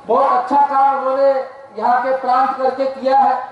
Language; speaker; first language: Hindi; non-native, local second language; Marathi